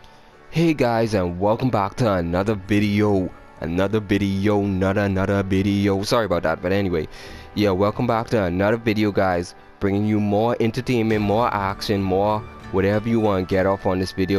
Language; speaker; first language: English; native; English